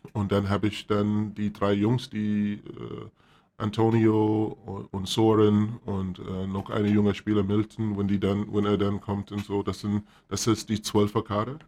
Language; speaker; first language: German; non-native, fluent; English